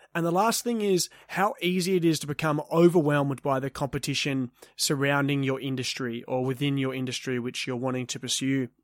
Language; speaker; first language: English; native; English